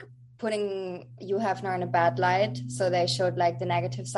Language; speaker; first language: English; non-native, fluent; Dutch